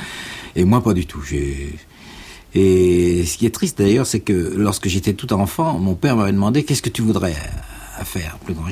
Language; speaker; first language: French; native; French